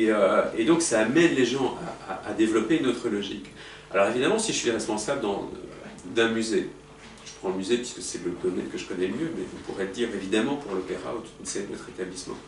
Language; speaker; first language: French; native; French